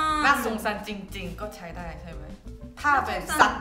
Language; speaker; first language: Thai; non-native, fluent; Korean